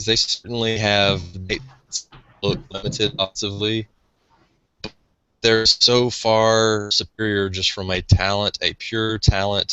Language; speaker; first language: English; native; English